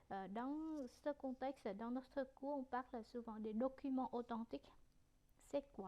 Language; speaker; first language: French; non-native, fluent; Vietnamese